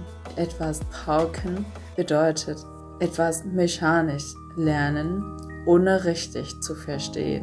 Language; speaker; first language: German; non-native, fluent; Vietnamese